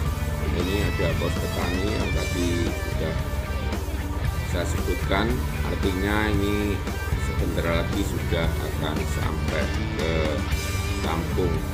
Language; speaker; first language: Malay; non-native, local second language; Javanese